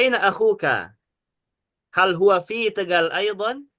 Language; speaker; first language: Arabic; non-native, fluent; Indonesian